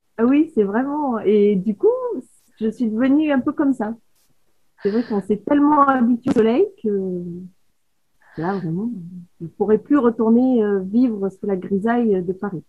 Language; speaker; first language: French; native; French